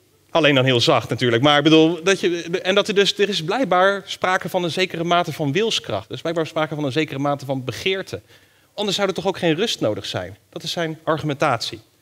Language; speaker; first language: Dutch; native; Dutch